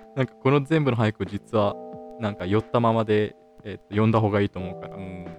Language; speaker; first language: Japanese; non-native, fluent; Italian